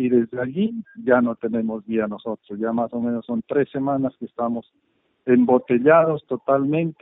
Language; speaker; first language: Spanish; native; Spanish